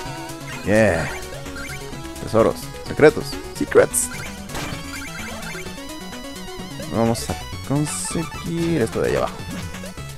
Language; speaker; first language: Spanish; native; Spanish